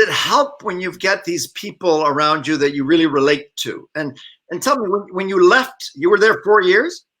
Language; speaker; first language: English; native; English